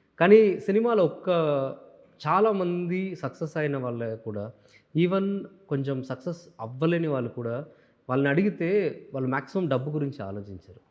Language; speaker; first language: Telugu; non-native, local second language; Tamil